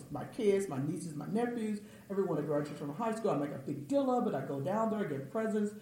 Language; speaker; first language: English; native; English